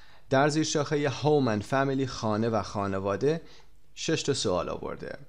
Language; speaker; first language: Persian; native; Persian